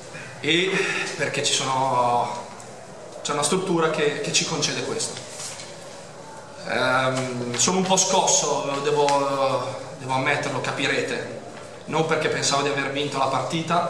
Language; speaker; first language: Italian; native; Italian